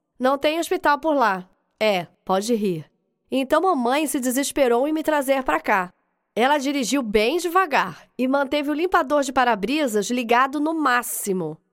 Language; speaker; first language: Portuguese; native; Portuguese